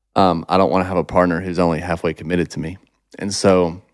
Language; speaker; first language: English; native; English